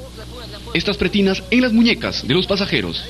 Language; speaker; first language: Spanish; native; Spanish